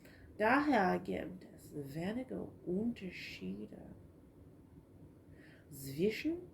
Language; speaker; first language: German; non-native, learner; English